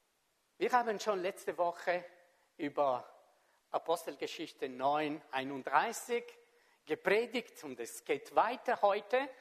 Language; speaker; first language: German; non-native, fluent; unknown